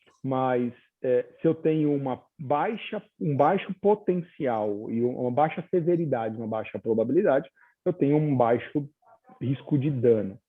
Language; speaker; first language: Portuguese; native; Portuguese